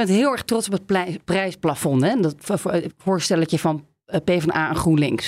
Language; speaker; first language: Dutch; native; Dutch